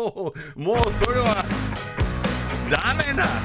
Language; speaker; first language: Japanese; non-native, fluent; English